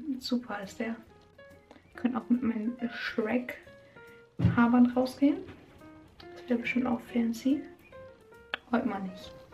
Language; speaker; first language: German; native; German